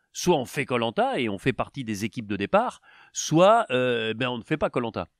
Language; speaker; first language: French; native; French